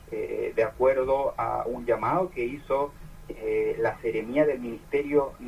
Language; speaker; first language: Spanish; native; Spanish